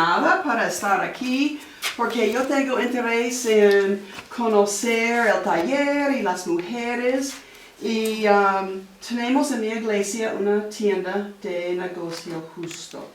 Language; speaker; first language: Spanish; non-native, fluent; English